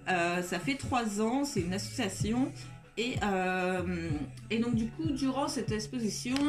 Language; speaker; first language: French; native; French